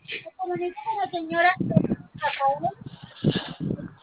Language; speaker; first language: Spanish; native; Spanish